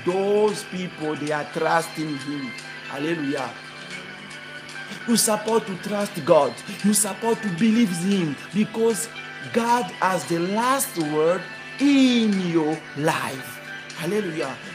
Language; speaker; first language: English; non-native, fluent; Lingala